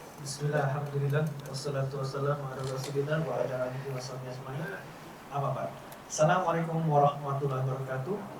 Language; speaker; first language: Malay; non-native, local second language; Chinese